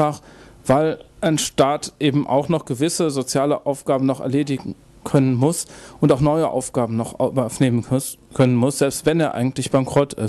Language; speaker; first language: German; native; German